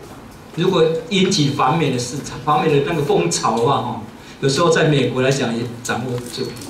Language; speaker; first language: Chinese; non-native, local second language; Min Nan Chinese